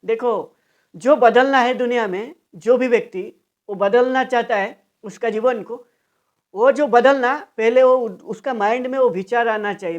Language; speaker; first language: Hindi; non-native, local second language; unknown